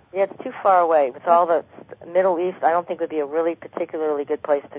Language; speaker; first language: English; native; English